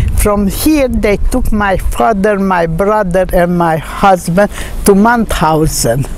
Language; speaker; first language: English; non-native, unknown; Hungarian